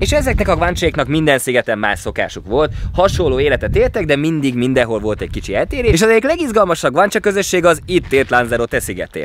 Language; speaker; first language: Hungarian; native; Hungarian